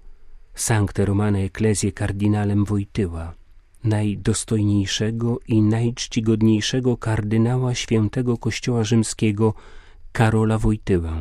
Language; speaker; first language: Polish; native; Polish